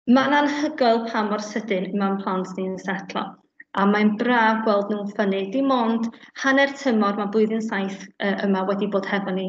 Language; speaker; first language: Welsh; native; Welsh